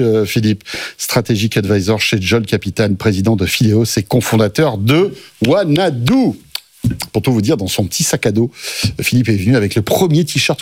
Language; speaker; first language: French; native; French